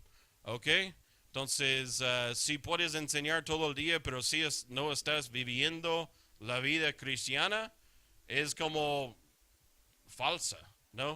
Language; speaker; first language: Spanish; non-native, fluent; English